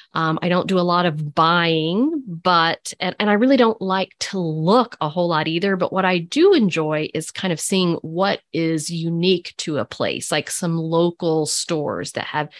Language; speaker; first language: English; native; English